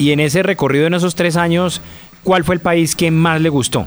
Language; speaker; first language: Spanish; native; Spanish